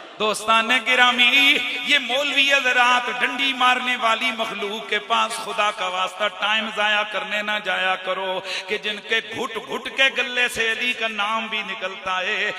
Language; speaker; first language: Urdu; non-native, local second language; Punjabi